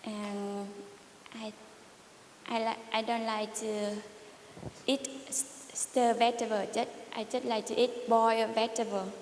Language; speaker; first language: English; non-native, learner; Vietnamese